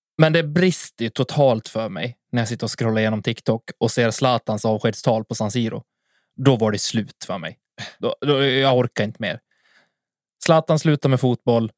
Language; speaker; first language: Swedish; native; Swedish